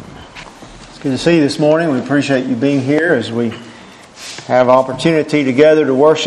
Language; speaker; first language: English; native; English